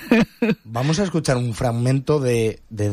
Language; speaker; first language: Spanish; native; Spanish